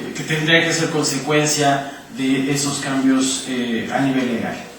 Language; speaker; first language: Spanish; native; Spanish